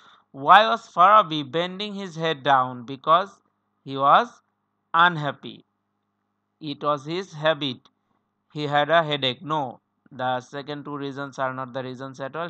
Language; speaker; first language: English; non-native, local second language; Bangla